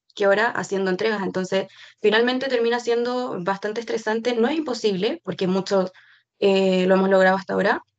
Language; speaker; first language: Spanish; native; Spanish